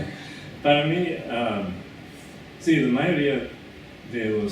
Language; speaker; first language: Spanish; non-native, fluent; English